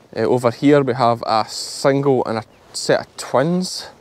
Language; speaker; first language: English; native; English